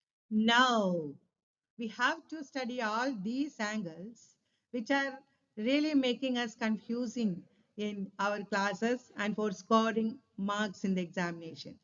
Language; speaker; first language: English; non-native, local second language; Malayalam